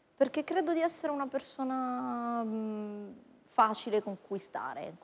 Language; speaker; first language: Italian; native; Italian